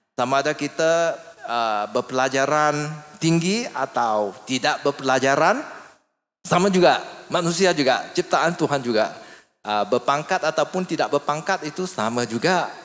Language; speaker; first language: Malay; non-native, local second language; English